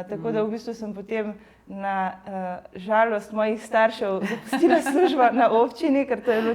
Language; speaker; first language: Slovenian; native; Slovenian